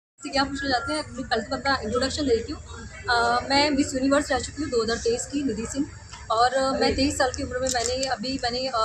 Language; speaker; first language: Hindi; native; Hindi